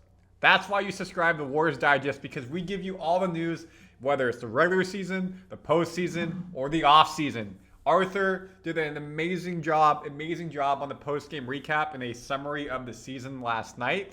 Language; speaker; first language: English; native; English